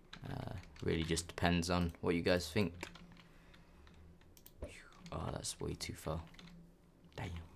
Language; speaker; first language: English; native; English